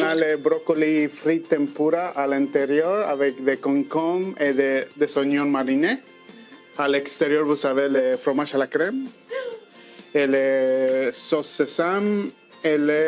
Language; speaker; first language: French; non-native, fluent; Spanish